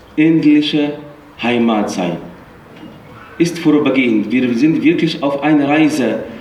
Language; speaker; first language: German; non-native, fluent; Arabic